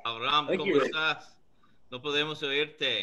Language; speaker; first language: Spanish; non-native, fluent; English